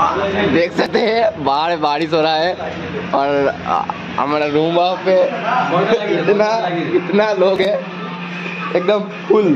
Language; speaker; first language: Hindi; non-native, local second language; Bangla